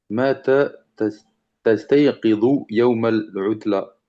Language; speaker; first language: Arabic; non-native, learner; French